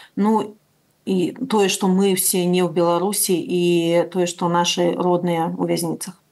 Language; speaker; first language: Belarusian; non-native, local second language; Russian